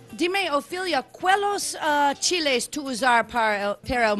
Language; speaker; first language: Spanish; non-native, learner; Italian